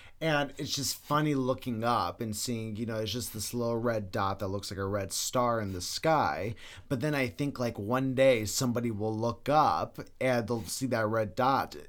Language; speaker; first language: English; native; English